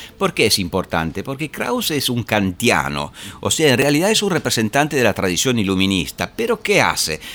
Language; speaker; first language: Spanish; non-native, fluent; Italian